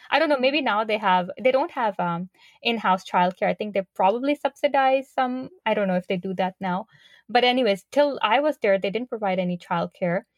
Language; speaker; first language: English; non-native, local second language; Urdu